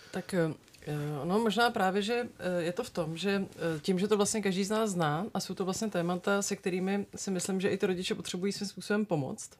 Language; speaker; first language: Czech; native; Czech